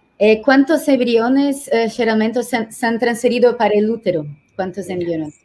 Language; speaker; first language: Spanish; non-native, learner; Portuguese